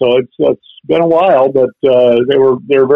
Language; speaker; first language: English; native; English